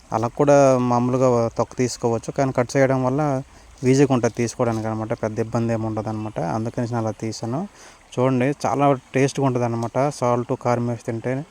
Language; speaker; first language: Telugu; non-native, local second language; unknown